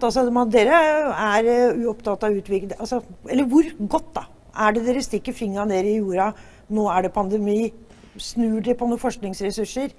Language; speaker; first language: Norwegian; native; Norwegian